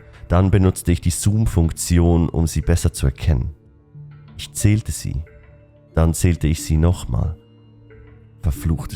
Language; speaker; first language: German; native; German